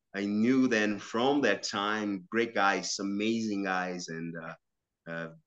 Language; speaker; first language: English; non-native, fluent; Portuguese